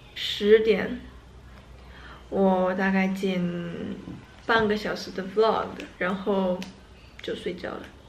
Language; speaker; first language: Chinese; early bilingual, heritage; Chinese